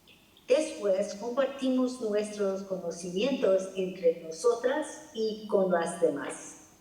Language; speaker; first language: Spanish; non-native, fluent; English